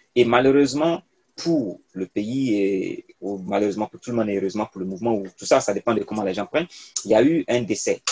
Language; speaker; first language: French; non-native, local second language; Mossi